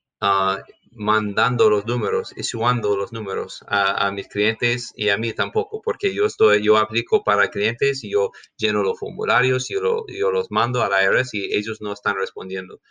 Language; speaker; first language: Spanish; non-native, fluent; English